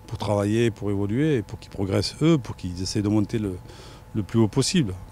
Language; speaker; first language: French; native; French